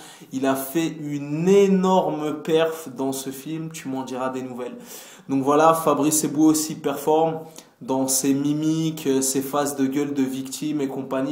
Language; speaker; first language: French; native; French